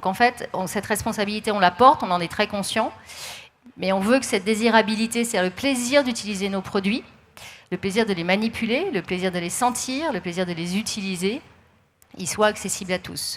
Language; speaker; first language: French; native; French